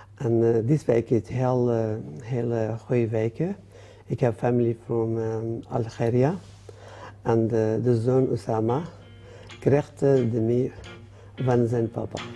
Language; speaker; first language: Dutch; non-native, learner; Arabic